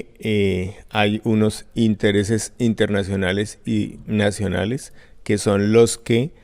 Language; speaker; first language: Spanish; native; Spanish